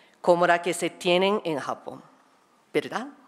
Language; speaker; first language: Spanish; non-native, fluent; Japanese